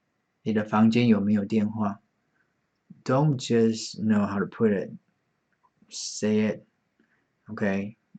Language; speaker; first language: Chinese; non-native, fluent; English